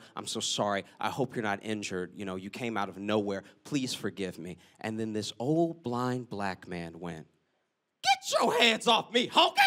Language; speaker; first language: English; native; English